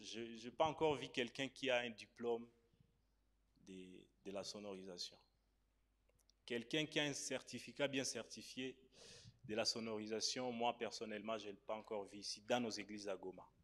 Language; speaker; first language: French; non-native, local second language; Swahili